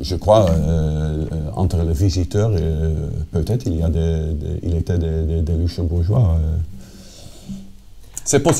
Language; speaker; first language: French; non-native, fluent; Dutch